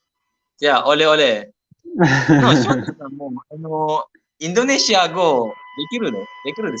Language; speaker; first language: Japanese; non-native, learner; Malay